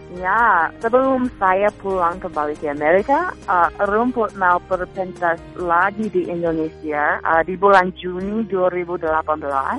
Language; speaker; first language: Indonesian; non-native, fluent; English